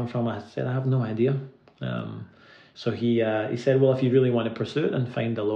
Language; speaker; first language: English; native; English